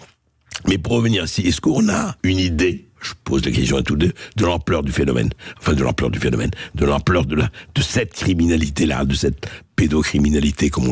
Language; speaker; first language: French; native; French